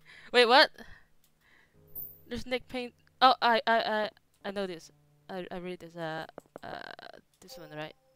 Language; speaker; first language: English; non-native, local second language; Cantonese